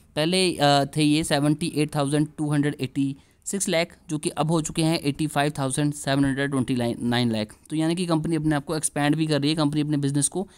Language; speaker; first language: Hindi; native; Hindi